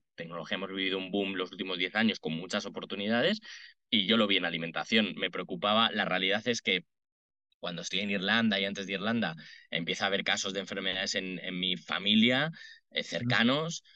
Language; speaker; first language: Spanish; native; Spanish